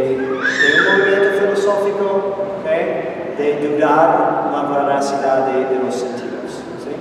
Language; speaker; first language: Spanish; non-native, fluent; English